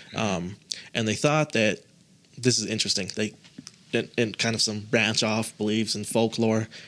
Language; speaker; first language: English; native; English